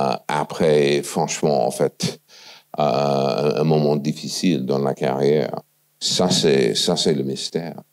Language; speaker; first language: French; non-native, fluent; English